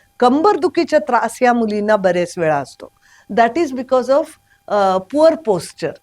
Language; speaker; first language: Marathi; non-native, local second language; Kannada